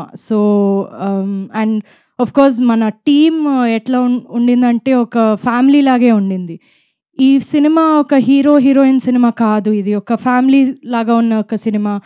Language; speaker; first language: Telugu; non-native, fluent; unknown